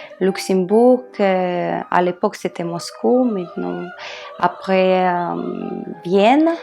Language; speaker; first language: French; non-native, learner; Russian